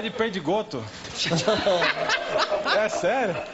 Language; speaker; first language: Portuguese; native; Portuguese